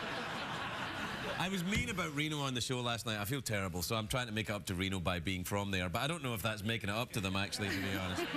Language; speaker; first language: English; native; English